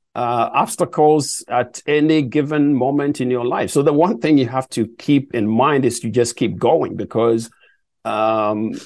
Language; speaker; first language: English; non-native, local second language; Akan